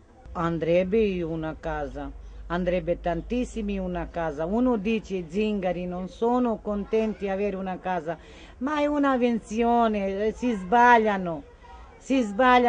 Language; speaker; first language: Italian; non-native, fluent; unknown